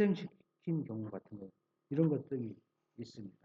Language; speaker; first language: Korean; native; Korean